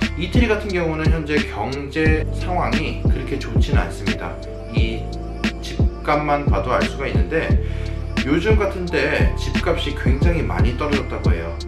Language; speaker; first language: Korean; native; Korean